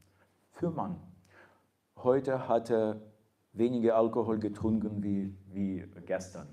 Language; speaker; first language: German; non-native, fluent; Russian